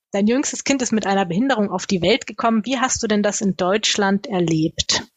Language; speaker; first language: German; native; German